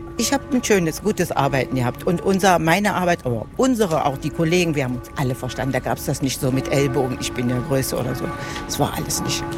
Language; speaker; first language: German; native; German